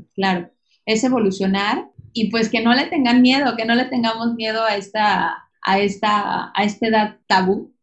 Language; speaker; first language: Spanish; native; Spanish